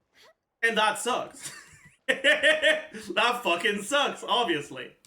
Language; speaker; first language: English; native; English